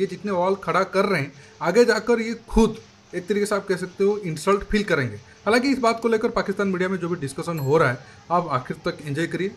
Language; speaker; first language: Hindi; native; Hindi